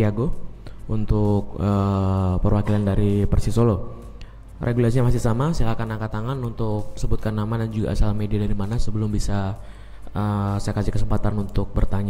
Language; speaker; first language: Indonesian; native; Indonesian